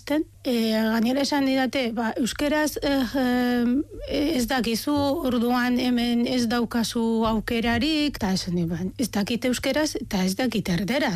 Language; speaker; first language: Basque; non-native, fluent; Arabic